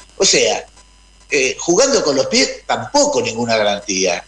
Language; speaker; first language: Spanish; native; Spanish